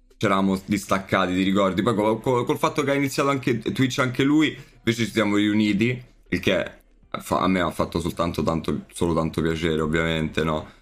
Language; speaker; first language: Italian; native; Italian